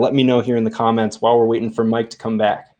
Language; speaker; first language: English; native; English